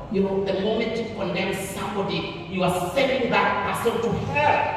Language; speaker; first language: English; non-native, local second language; Swahili